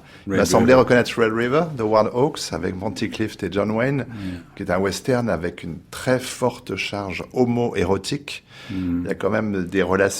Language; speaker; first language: French; native; French